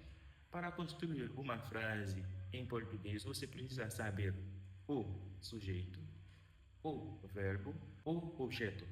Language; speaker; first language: Portuguese; non-native, fluent; Haitian Creole